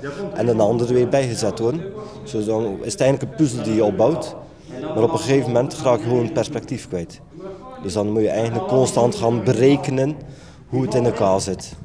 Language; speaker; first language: Dutch; native; Dutch